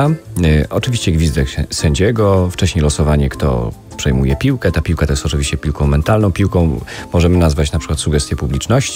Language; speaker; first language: Polish; native; Polish